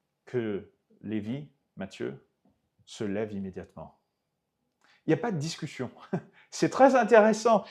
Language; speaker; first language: French; native; French